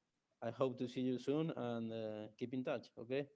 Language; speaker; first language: English; non-native, learner; Spanish